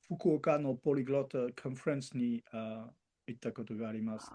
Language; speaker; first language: Japanese; non-native, learner; Spanish